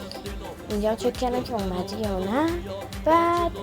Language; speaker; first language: Persian; native; Persian